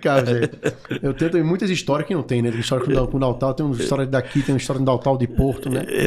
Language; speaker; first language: Portuguese; native; Portuguese